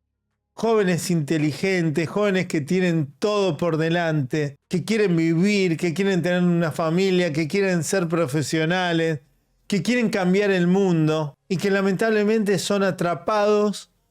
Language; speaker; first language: Spanish; native; Spanish